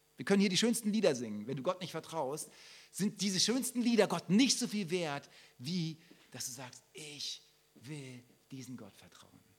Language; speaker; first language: German; native; German